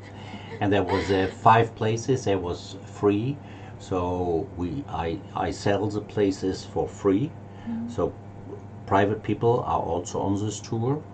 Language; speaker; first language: English; non-native, learner; German